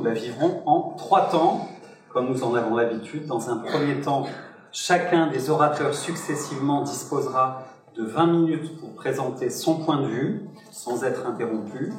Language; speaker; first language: French; native; French